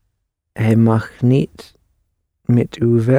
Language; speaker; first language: Dutch; non-native, learner; English